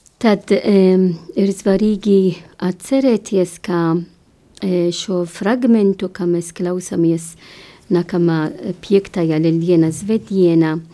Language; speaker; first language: Latvian; non-native, learner; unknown